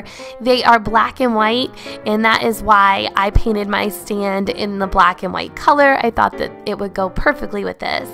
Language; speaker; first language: English; native; English